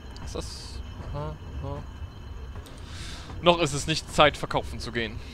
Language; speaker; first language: German; native; German